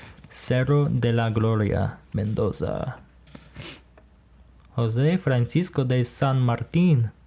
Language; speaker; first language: Spanish; non-native, learner; English